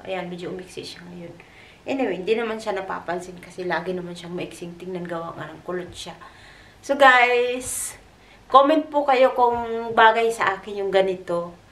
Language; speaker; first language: Filipino; native; Filipino